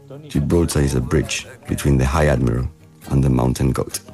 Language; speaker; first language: English; non-native, local second language; Spanish